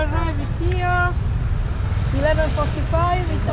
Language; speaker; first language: English; non-native, learner; Italian